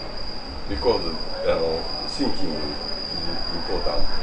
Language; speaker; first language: English; non-native, learner; Japanese